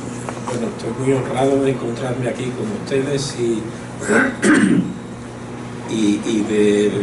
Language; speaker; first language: Spanish; native; Spanish